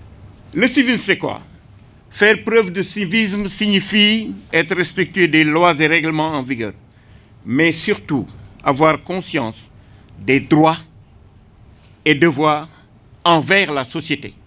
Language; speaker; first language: French; non-native, local second language; Wolof